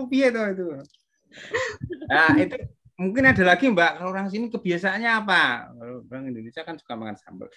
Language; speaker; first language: Indonesian; native; Indonesian